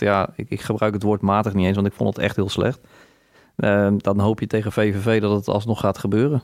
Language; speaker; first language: Dutch; native; Dutch